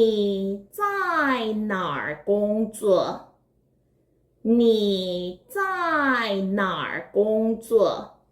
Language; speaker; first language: Chinese; non-native, fluent; Korean